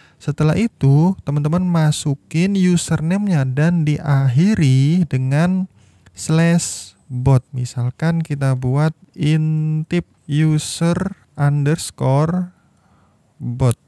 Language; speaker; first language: Indonesian; native; Indonesian